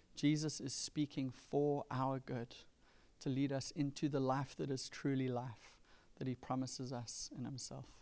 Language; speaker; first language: English; native; English